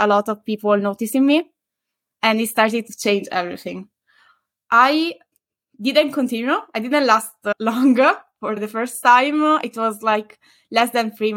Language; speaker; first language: English; non-native, fluent; Italian